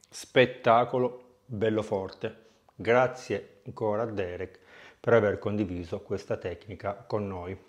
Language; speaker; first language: Italian; native; Italian